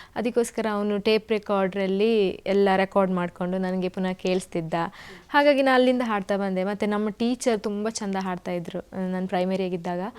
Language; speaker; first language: Kannada; native; Kannada